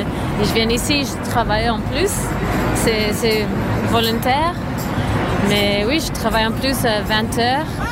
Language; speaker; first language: French; non-native, fluent; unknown